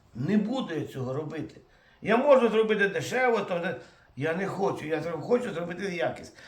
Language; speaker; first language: Ukrainian; native; Ukrainian